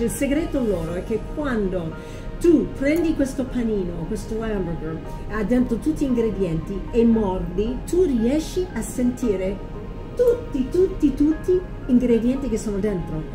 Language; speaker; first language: Italian; non-native, fluent; English